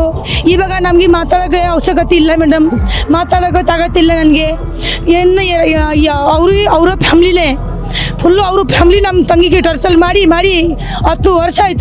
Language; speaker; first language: Kannada; non-native, fluent; Nepali